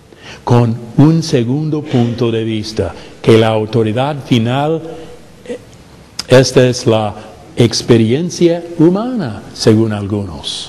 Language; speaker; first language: Spanish; non-native, fluent; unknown